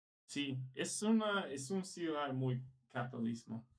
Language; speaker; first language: Spanish; non-native, learner; English